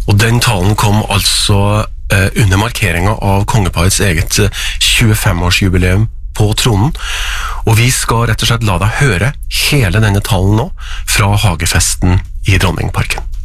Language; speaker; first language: Norwegian; native; Norwegian